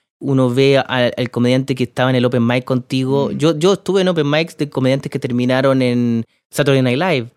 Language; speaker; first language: Spanish; native; Spanish